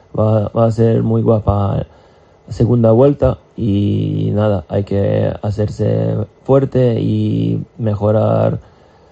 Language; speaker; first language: Spanish; non-native, fluent; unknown